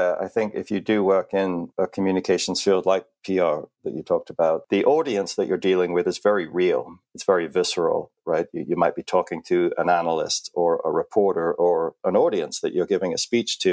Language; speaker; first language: English; native; English